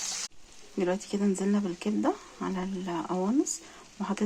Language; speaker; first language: Arabic; native; Arabic